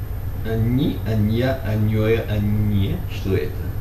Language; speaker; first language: Russian; non-native, learner; English